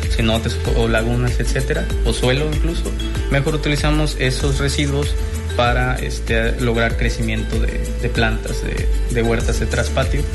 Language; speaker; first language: Spanish; native; Spanish